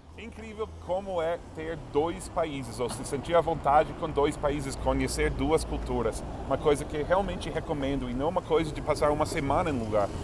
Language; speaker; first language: Portuguese; non-native, fluent; English